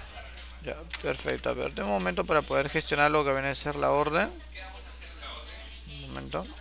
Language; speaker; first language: Spanish; native; Spanish